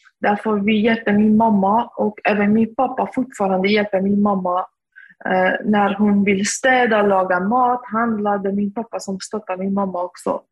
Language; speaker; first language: Swedish; non-native, fluent; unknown